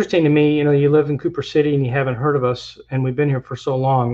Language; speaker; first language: English; native; English